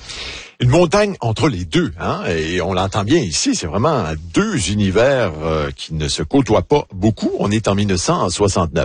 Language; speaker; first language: French; native; French